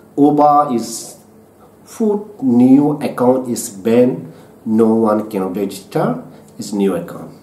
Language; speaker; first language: English; non-native, learner; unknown